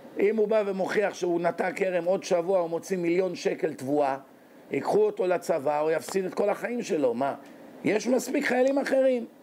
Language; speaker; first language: Hebrew; native; Hebrew